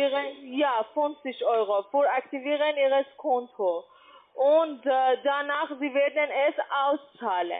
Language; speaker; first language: German; non-native, learner; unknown